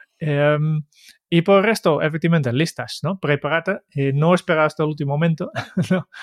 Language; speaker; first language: Spanish; non-native, fluent; Dutch